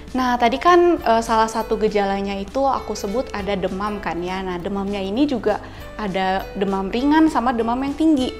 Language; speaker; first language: Indonesian; native; Indonesian